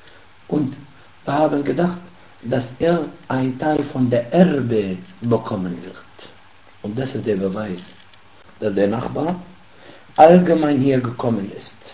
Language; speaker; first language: German; non-native, fluent; Arabic